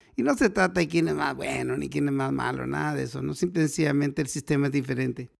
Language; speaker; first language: Spanish; native; Spanish